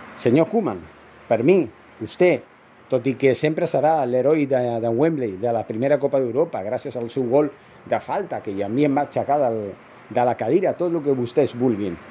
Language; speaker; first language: Catalan; non-native, local second language; Spanish